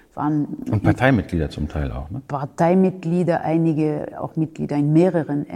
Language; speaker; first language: German; non-native, fluent; French